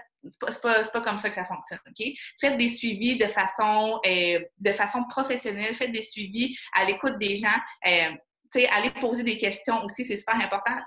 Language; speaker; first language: French; native; French